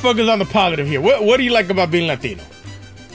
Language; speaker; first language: English; early bilingual, other home language; Spanish